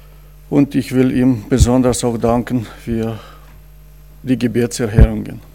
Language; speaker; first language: German; non-native, fluent; Russian